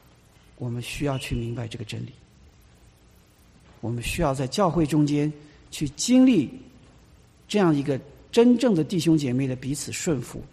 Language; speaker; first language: Chinese; native; Chinese